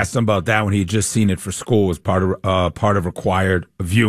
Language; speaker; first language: English; native; English